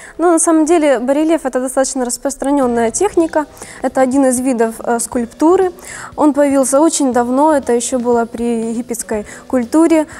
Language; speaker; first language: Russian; native; Russian